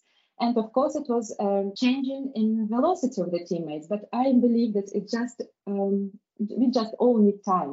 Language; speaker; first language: English; non-native, fluent; Russian